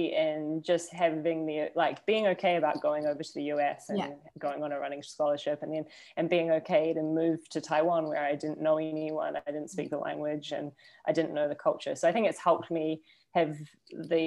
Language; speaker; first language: English; native; English